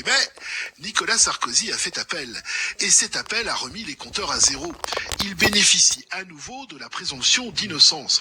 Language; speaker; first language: French; native; French